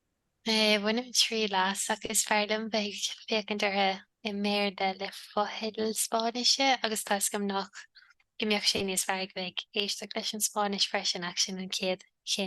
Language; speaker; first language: Irish; native; Irish